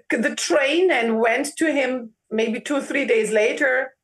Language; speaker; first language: English; non-native, fluent; German